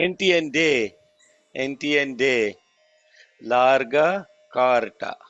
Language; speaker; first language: Spanish; non-native, learner; Telugu